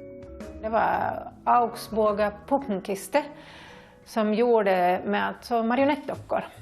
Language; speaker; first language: Swedish; native; Swedish